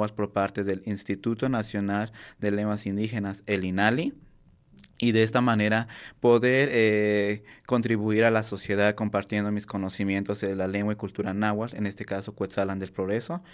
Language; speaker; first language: Spanish; non-native, local second language; Nahuatl languages